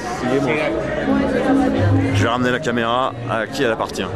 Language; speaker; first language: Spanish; non-native, fluent; French